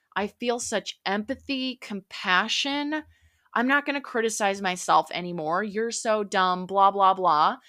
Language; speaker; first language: English; native; English